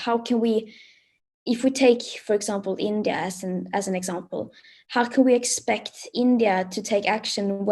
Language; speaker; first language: English; non-native, fluent; Swedish